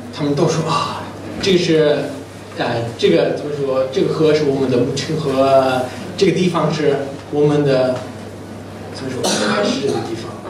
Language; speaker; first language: Chinese; non-native, learner; English